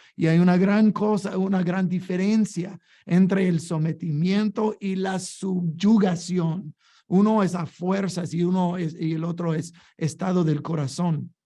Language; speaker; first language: Spanish; non-native, fluent; English